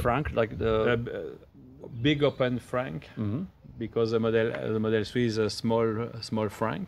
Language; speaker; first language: English; non-native, local second language; French